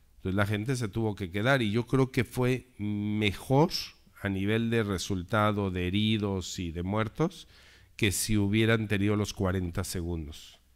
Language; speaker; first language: Spanish; native; Spanish